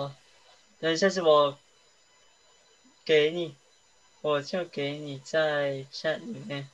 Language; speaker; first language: Chinese; early bilingual, heritage; Chinese